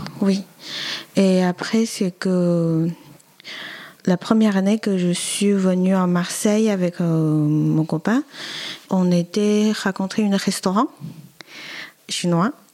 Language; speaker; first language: French; non-native, learner; Chinese